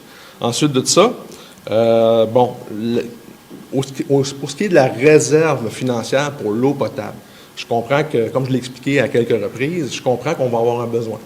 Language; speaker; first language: French; native; French